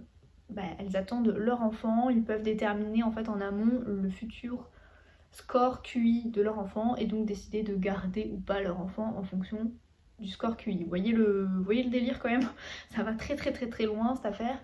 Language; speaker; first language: French; native; French